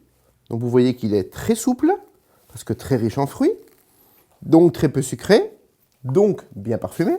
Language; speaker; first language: French; native; French